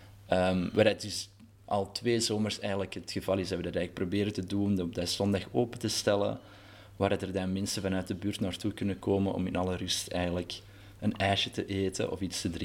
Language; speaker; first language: Dutch; native; Dutch